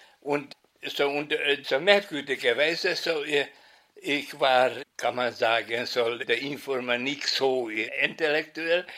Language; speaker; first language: German; non-native, fluent; Hungarian